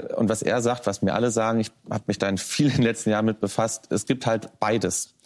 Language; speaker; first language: German; native; German